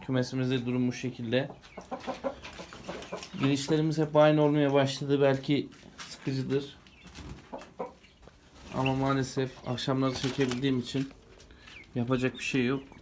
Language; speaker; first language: Turkish; native; Turkish